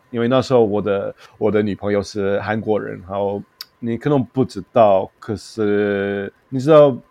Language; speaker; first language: Chinese; non-native, fluent; English